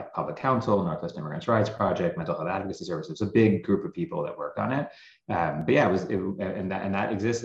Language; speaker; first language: English; native; English